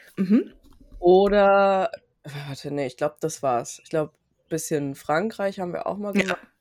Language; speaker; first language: German; early bilingual, other home language; Turkish